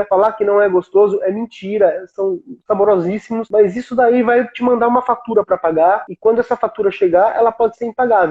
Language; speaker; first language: Portuguese; native; Portuguese